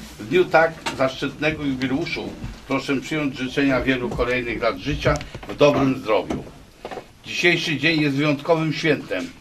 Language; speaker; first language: Polish; native; Polish